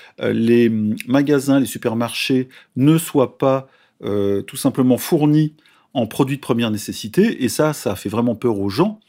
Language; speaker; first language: French; native; French